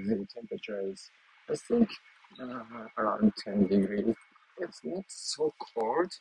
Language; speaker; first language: English; non-native, learner; Japanese